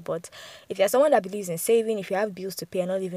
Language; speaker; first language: English; non-native, local second language; Yoruba